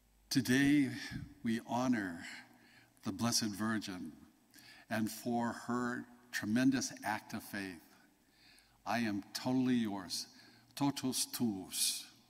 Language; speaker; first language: English; native; English